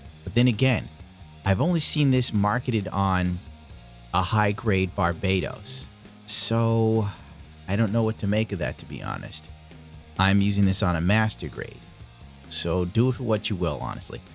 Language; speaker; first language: English; native; English